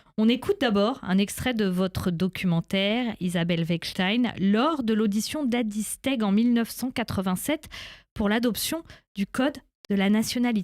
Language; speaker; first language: French; native; French